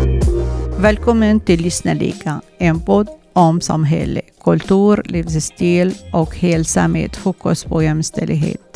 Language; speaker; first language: Swedish; non-native, learner; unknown